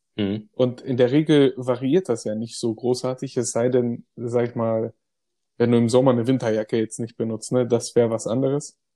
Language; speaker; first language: German; early bilingual, other home language; Greek